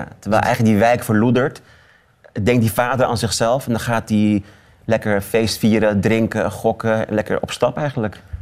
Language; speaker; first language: Dutch; early bilingual, other home language; Zaza